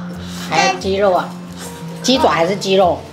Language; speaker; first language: Chinese; native; Chinese